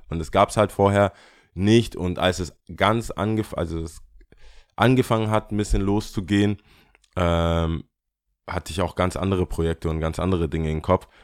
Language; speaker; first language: German; early bilingual, other home language; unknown